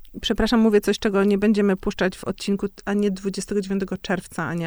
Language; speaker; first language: Polish; native; Polish